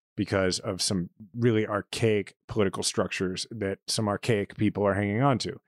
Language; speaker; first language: English; native; English